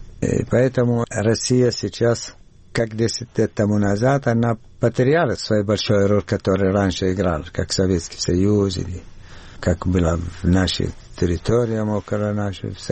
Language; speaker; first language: Russian; non-native, learner; Arabic